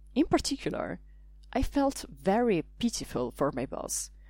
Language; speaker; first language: English; non-native, fluent; Italian